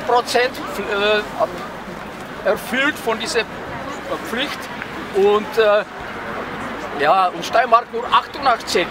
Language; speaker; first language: German; non-native, fluent; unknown